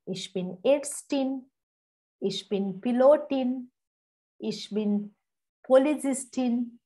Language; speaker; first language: German; non-native, fluent; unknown